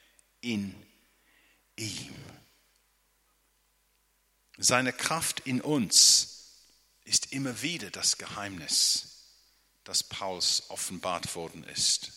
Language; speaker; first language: German; non-native, fluent; English